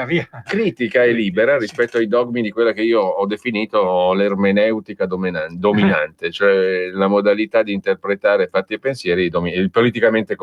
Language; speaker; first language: Italian; native; Italian